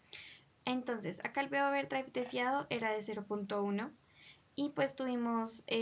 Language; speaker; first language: Spanish; native; Spanish